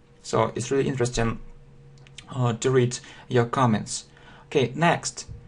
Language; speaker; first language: English; non-native, fluent; Russian